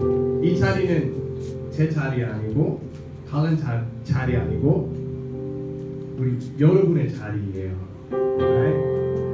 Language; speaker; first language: Korean; non-native, fluent; English